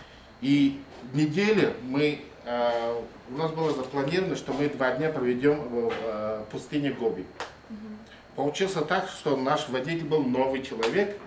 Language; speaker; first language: Russian; non-native, fluent; Mongolian